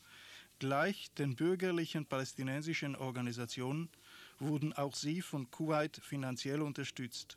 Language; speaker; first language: German; non-native, fluent; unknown